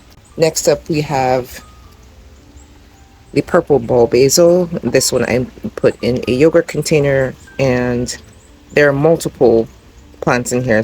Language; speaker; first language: English; native; English